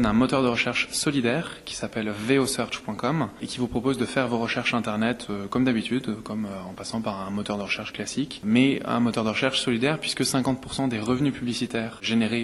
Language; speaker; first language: French; native; French